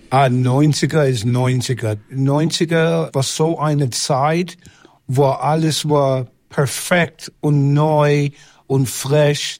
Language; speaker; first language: German; non-native, fluent; English